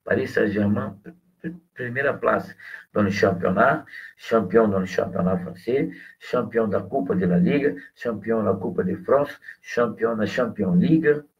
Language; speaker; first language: French; non-native, fluent; Portuguese